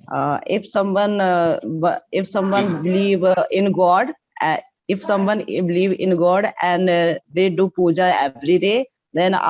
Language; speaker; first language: English; non-native, learner; Hindi